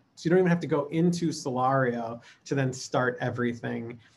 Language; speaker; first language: English; native; English